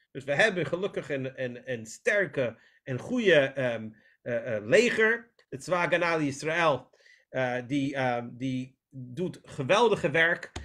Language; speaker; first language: Dutch; non-native, fluent; English